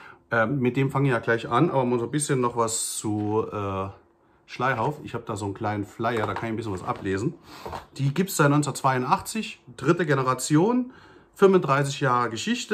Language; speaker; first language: German; native; German